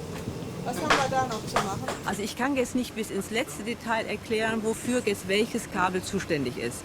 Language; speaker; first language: German; native; German